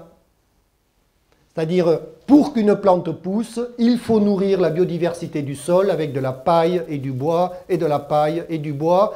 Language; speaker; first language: French; early bilingual, other home language; German